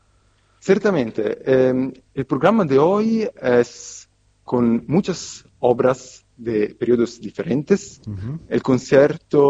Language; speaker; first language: Spanish; non-native, fluent; Italian